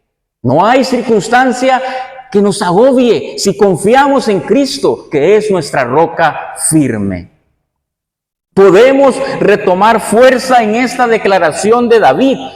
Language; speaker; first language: Spanish; native; Spanish